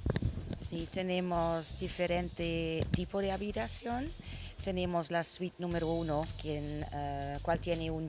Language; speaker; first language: Spanish; non-native, learner; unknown